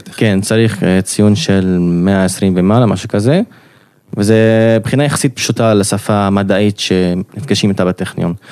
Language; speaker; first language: Hebrew; non-native, local second language; Arabic